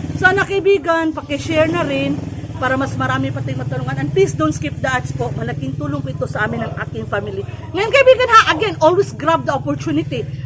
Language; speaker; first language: Filipino; non-native, local second language; Cebuano